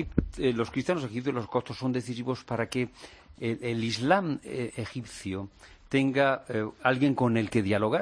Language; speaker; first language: Spanish; native; Spanish